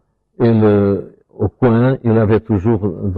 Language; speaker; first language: French; non-native, fluent; Portuguese